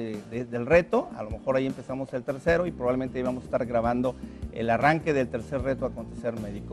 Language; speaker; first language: Spanish; native; Spanish